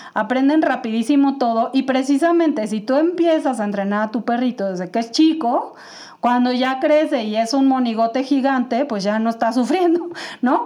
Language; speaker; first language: Spanish; native; Spanish